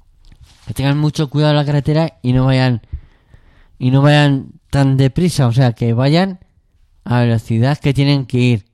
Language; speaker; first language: Spanish; native; Spanish